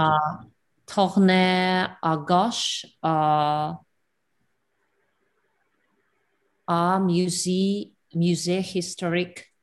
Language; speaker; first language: French; non-native, learner; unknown